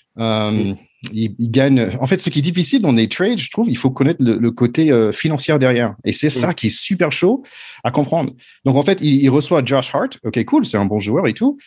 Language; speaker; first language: French; non-native, fluent; English